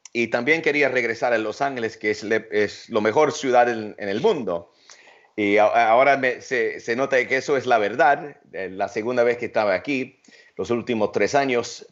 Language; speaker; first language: Spanish; early bilingual, heritage; Spanish